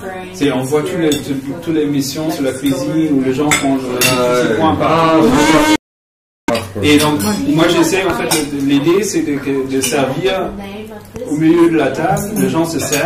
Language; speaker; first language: French; non-native, fluent; German